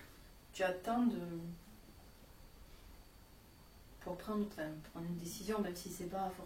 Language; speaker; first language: French; native; French